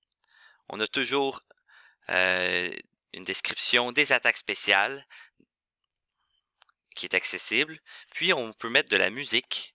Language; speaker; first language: French; native; French